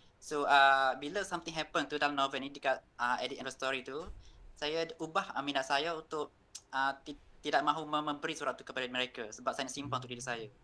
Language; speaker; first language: Malay; native; Malay